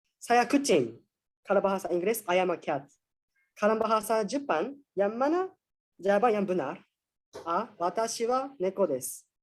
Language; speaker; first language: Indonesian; non-native, fluent; Japanese